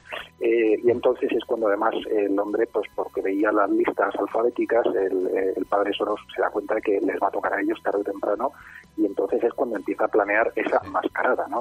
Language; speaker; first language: Spanish; native; Spanish